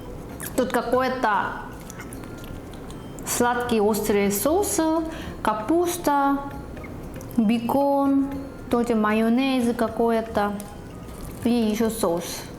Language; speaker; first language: Russian; non-native, learner; Korean